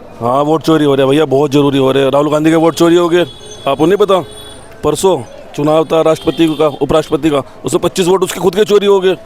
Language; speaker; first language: Hindi; native; Hindi